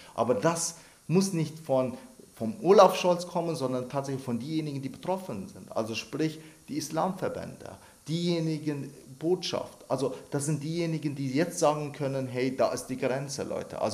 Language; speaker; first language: German; early bilingual, other home language; Arabic